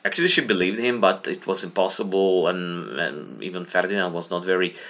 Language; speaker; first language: English; non-native, fluent; Slovak